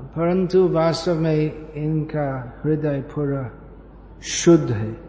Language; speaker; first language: Hindi; non-native, fluent; English